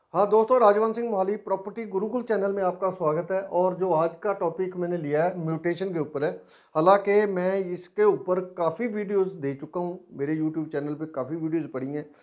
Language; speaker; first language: Hindi; non-native, local second language; Punjabi